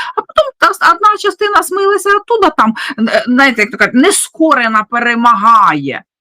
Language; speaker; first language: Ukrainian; non-native, local second language; Russian